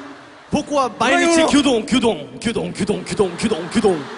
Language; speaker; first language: Japanese; non-native, learner; Korean